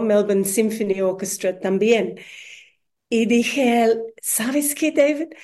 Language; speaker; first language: Spanish; non-native, fluent; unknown